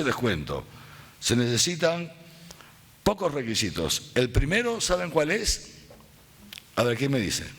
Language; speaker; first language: Spanish; native; Spanish